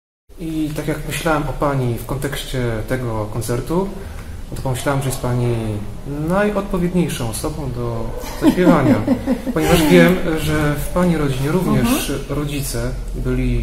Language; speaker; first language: Polish; native; Polish